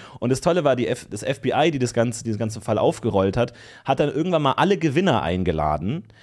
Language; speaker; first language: German; native; German